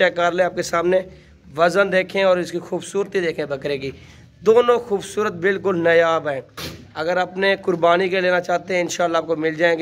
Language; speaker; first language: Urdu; non-native, local second language; Saraiki